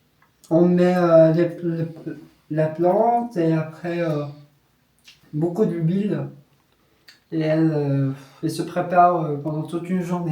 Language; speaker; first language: French; non-native, local second language; Arabic